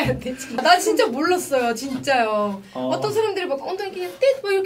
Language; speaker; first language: Korean; non-native, fluent; Arabic